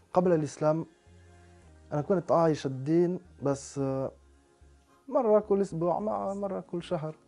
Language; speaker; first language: Arabic; non-native, learner; French